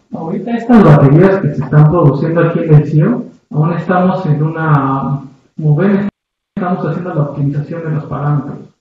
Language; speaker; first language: Spanish; native; Spanish